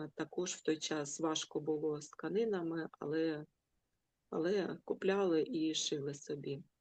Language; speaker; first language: Ukrainian; non-native, local second language; Russian